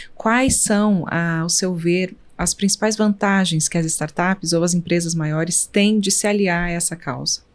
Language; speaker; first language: Portuguese; native; Portuguese